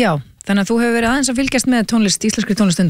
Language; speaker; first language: Icelandic; native; Icelandic